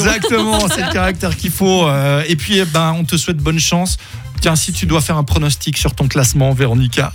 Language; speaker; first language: French; native; French